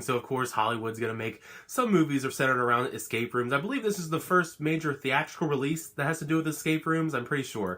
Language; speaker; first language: English; native; English